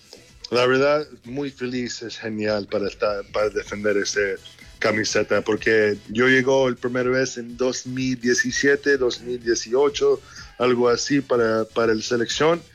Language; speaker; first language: Spanish; early bilingual, heritage; English